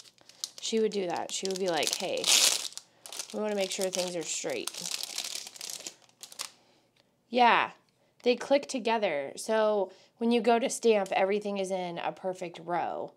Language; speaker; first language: English; native; English